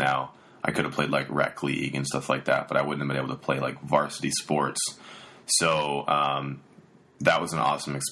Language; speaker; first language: English; native; English